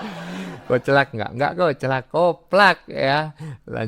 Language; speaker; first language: Indonesian; native; Indonesian